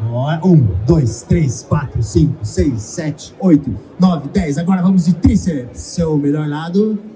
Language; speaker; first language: Portuguese; native; Portuguese